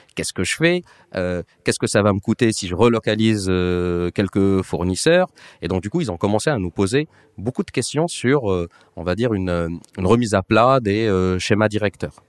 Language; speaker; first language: French; non-native, local second language; Arabic